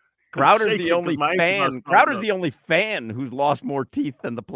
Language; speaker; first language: English; native; English